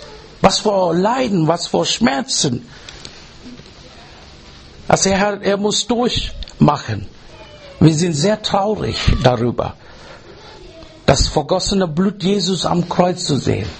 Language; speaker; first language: German; non-native, learner; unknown